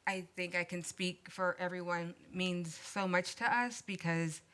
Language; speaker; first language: English; native; English